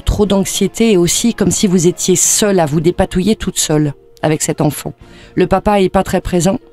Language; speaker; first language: French; native; French